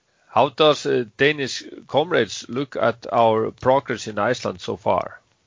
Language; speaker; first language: English; non-native, fluent; Icelandic